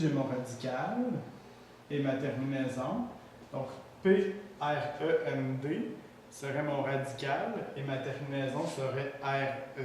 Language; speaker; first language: French; native; French